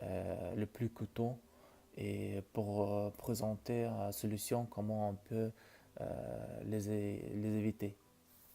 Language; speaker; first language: French; non-native, learner; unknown